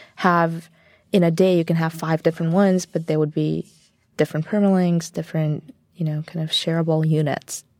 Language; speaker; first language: English; non-native, fluent; Bulgarian